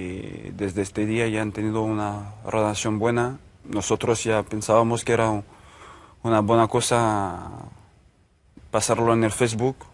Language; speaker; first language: Spanish; non-native, fluent; French